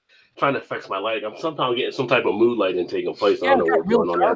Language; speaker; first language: English; native; English